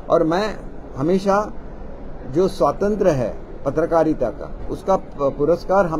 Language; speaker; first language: Hindi; non-native, local second language; Marathi